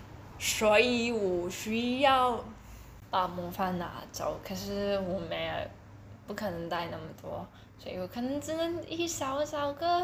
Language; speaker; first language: Chinese; early bilingual, heritage; Chinese